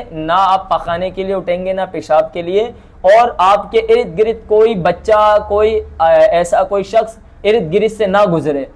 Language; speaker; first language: Urdu; non-native, local second language; Bangla